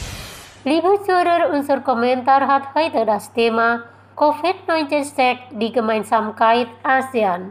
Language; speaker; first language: German; non-native, fluent; Indonesian